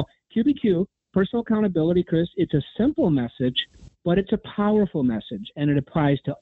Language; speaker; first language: English; native; English